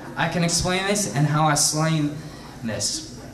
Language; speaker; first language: English; native; English